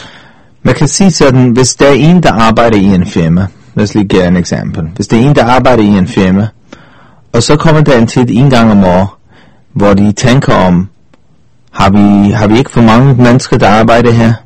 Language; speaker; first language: Danish; non-native, fluent; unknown